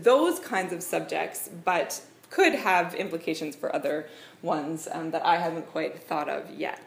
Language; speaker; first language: English; native; English